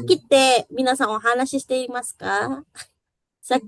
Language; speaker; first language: Japanese; non-native, fluent; Indonesian